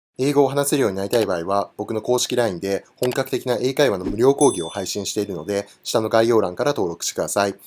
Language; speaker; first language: Japanese; native; Japanese